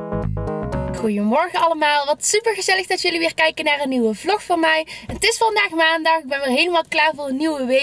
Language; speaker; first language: Dutch; native; Dutch